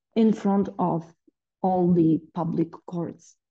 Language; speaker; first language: English; non-native, fluent; Polish